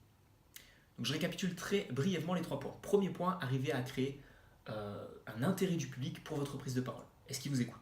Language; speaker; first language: French; native; French